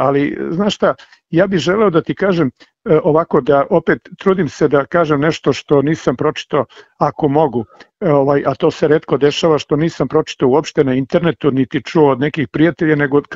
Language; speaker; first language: Serbian; native; Serbian